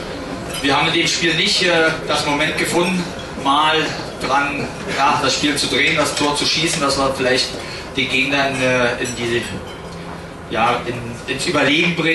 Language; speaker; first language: German; native; German